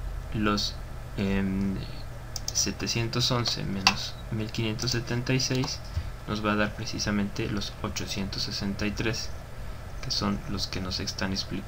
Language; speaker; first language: Spanish; native; Spanish